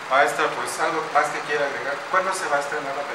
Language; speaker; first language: Spanish; native; Spanish